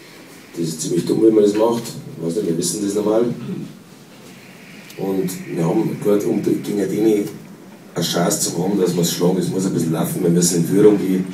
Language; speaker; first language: German; native; German